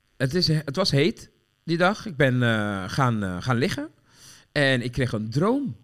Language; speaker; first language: Dutch; early bilingual, other home language; Sranan Tongo